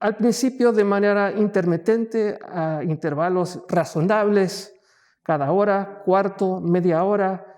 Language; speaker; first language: Spanish; early bilingual, heritage; Spanish